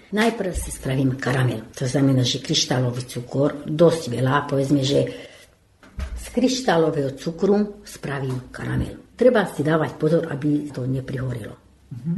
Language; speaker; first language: Slovak; non-native, local second language; Hungarian